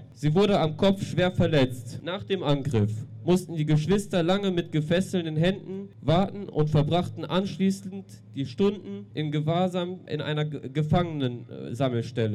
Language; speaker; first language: German; native; German